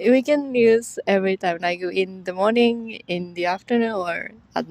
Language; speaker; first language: English; non-native, fluent; Japanese